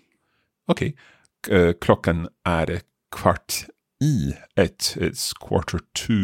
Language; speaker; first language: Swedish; non-native, learner; English